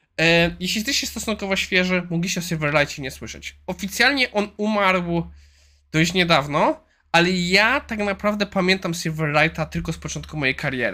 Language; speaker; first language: Polish; native; Polish